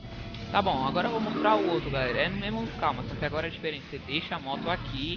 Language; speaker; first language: Portuguese; native; Portuguese